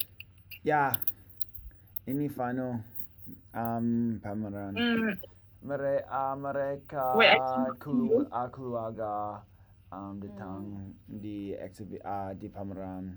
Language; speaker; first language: Indonesian; non-native, learner; English